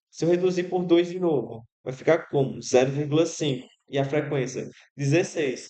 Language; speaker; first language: Portuguese; native; Portuguese